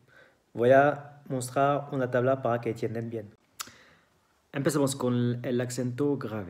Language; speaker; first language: Spanish; non-native, fluent; French